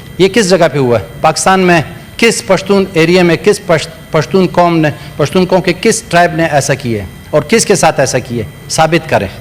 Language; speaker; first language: Urdu; non-native, local second language; Pashto